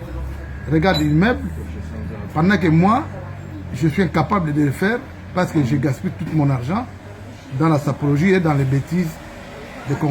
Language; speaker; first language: French; non-native, local second language; Lingala